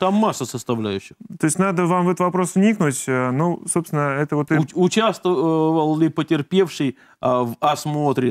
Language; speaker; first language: Russian; native; Russian